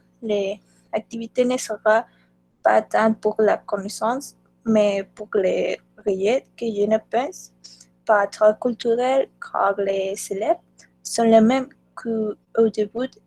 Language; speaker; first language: French; non-native, learner; Spanish